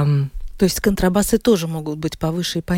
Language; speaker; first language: Russian; native; Russian